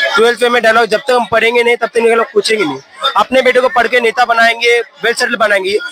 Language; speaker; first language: Hindi; non-native, local second language; Tamil